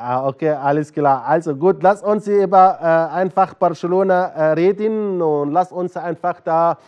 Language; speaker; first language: German; non-native, learner; Arabic